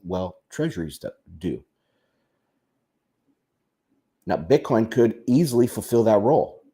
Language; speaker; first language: English; native; English